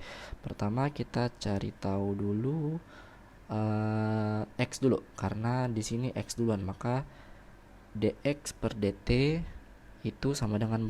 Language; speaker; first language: Indonesian; native; Indonesian